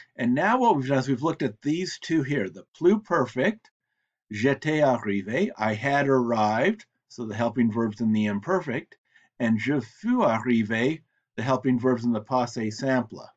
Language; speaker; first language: English; native; English